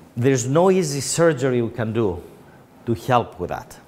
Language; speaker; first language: English; non-native, fluent; Greek